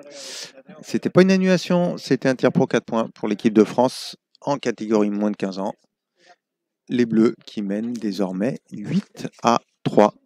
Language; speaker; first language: French; native; French